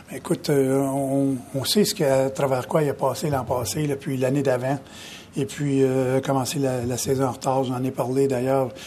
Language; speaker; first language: French; native; French